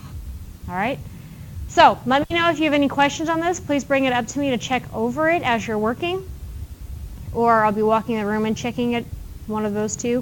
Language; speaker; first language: English; native; English